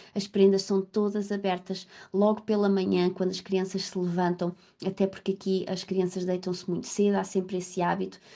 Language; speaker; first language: Portuguese; native; Portuguese